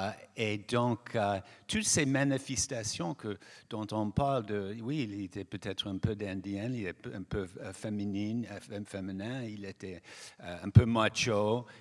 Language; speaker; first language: French; non-native, fluent; English